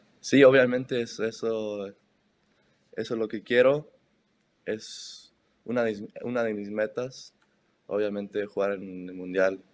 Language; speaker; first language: Spanish; early bilingual, heritage; Spanish